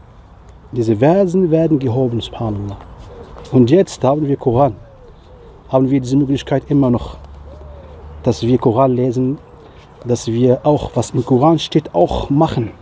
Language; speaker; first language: German; non-native, fluent; Riffian